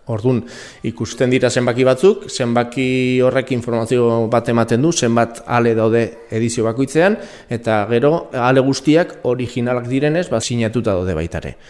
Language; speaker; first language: Basque; non-native, local second language; Spanish